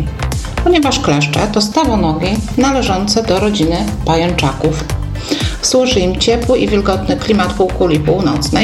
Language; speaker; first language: Polish; native; Polish